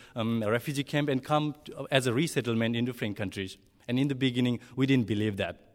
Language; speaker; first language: English; non-native, learner; Nepali